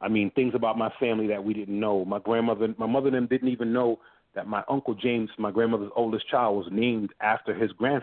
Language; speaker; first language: English; early bilingual, other home language; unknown